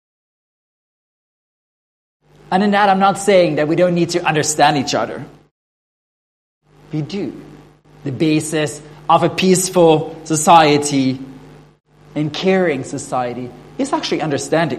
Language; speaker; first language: English; non-native, fluent; Norwegian